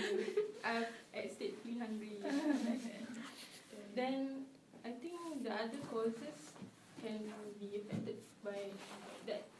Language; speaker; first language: English; non-native, local second language; Malay